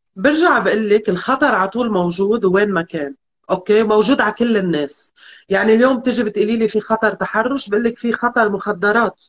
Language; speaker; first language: Arabic; native; Arabic